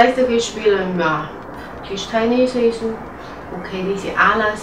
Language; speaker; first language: German; non-native, learner; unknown